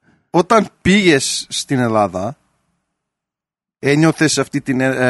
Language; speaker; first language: Greek; early bilingual, heritage; Greek